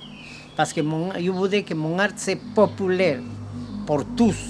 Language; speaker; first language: French; non-native, learner; Spanish